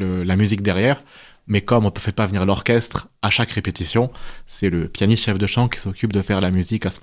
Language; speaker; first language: French; native; French